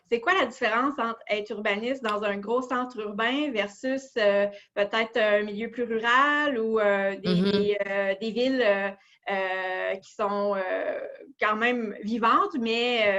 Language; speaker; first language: French; native; French